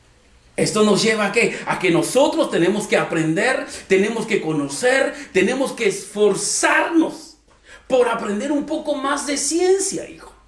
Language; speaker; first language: Spanish; native; Spanish